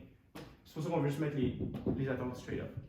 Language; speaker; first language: French; native; French